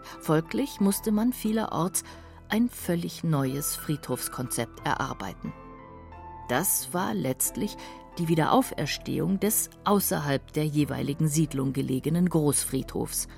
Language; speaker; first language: German; native; German